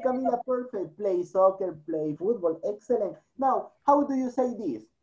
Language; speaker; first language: English; non-native, fluent; Spanish